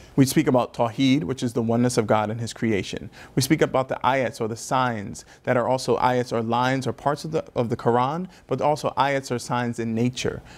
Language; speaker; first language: English; native; English